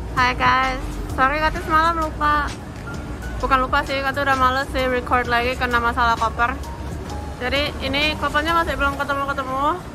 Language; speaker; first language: Indonesian; early bilingual, heritage; Indonesian